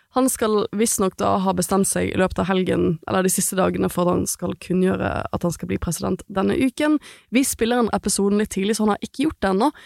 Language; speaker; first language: Norwegian; native; Norwegian